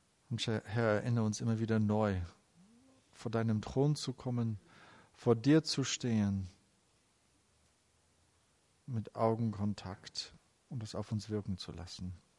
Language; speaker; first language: German; native; German